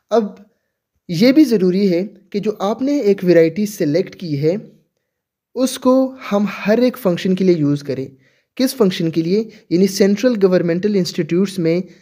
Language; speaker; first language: Urdu; native; Urdu